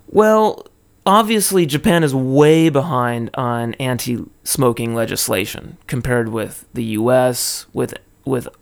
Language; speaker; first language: English; native; English